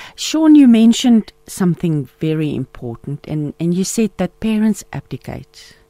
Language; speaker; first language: English; non-native, local second language; Afrikaans